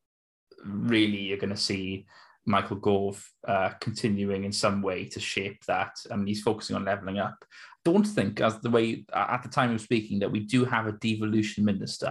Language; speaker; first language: English; native; English